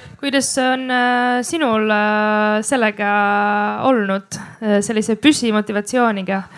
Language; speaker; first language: Estonian; non-native, local second language; Russian